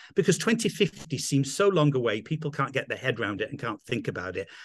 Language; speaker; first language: English; native; English